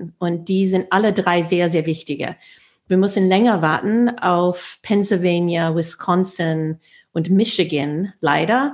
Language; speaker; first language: German; non-native, fluent; English